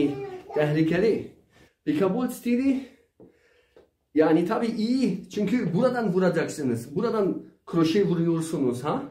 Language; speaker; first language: Turkish; non-native, learner; Arabic